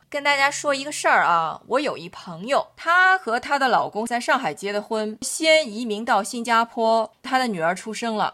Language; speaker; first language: Chinese; native; Chinese